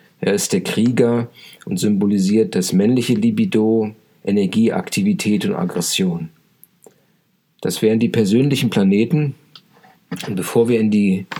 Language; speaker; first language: German; native; German